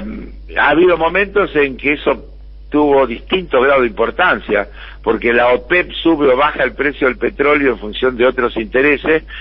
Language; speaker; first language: Spanish; native; Spanish